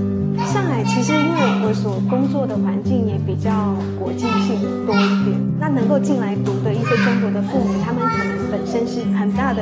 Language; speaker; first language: Chinese; native; Chinese